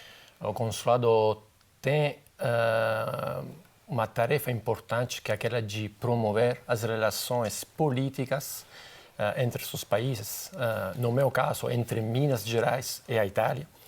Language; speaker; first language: Portuguese; non-native, fluent; Italian